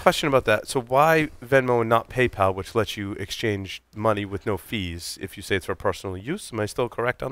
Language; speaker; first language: English; native; English